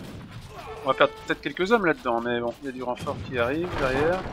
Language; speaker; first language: French; native; French